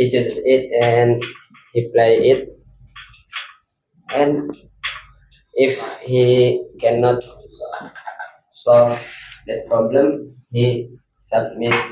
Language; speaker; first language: English; non-native, learner; Indonesian